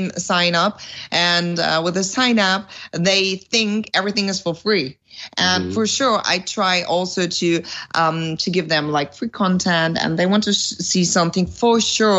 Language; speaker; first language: English; non-native, fluent; German